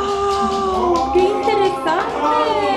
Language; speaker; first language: Spanish; non-native, fluent; Japanese